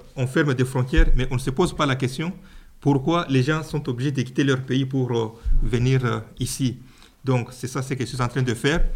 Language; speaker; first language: French; non-native, local second language; Luba-Lulua